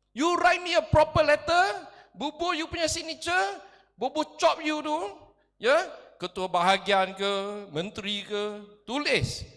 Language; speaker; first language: Malay; non-native, local second language; Chinese